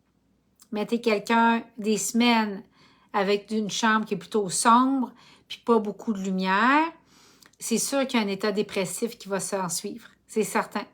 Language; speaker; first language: French; native; French